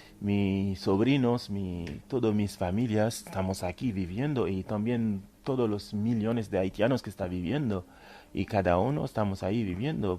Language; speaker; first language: Spanish; non-native, fluent; Haitian Creole